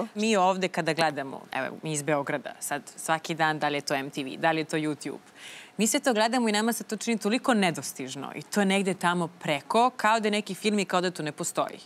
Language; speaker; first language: Serbian; native; Serbian